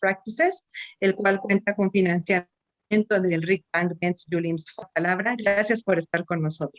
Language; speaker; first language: Spanish; native; Spanish